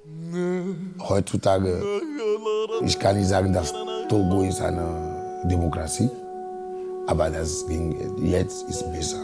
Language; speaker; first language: German; non-native, fluent; Ewe